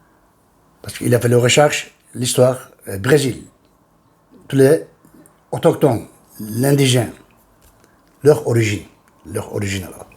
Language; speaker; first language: French; non-native, fluent; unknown